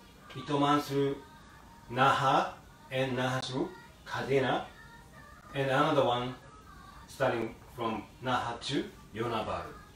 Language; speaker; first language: English; non-native, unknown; Japanese